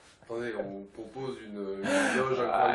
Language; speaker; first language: French; native; French